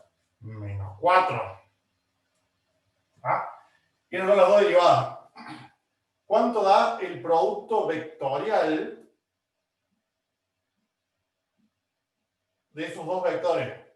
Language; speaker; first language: Spanish; native; Spanish